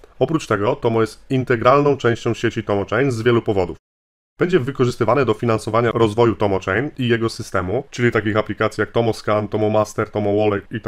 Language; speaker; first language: Polish; native; Polish